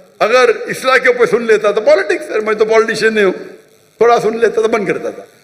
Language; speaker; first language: Urdu; non-native, local second language; Konkani